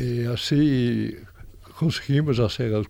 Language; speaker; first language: Spanish; non-native, fluent; French